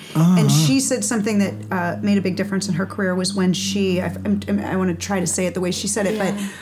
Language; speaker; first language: English; native; English